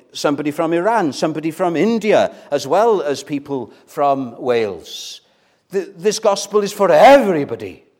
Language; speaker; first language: English; non-native, local second language; Welsh